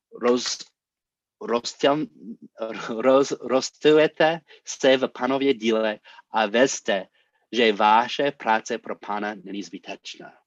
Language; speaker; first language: Czech; non-native, fluent; English